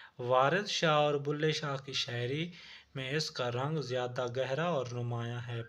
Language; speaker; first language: Urdu; non-native, local second language; Punjabi